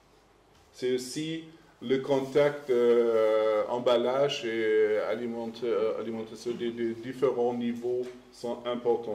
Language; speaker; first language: French; non-native, fluent; German